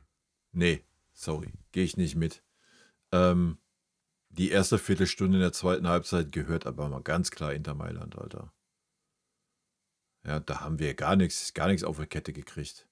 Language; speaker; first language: German; native; German